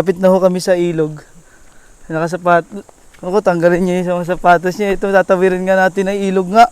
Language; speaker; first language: Filipino; native; Filipino